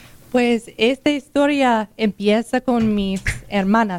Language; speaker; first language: Spanish; non-native, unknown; English